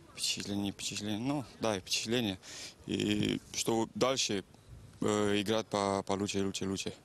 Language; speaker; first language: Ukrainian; non-native, learner; Romanian